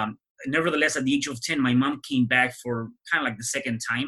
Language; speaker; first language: English; early bilingual, other home language; Spanish